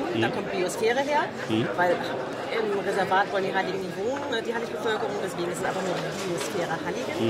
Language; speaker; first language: German; native; German